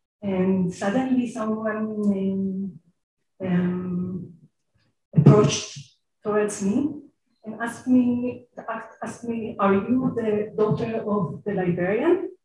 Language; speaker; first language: English; non-native, fluent; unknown